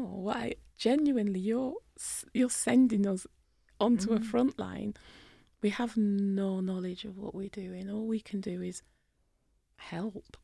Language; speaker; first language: English; native; English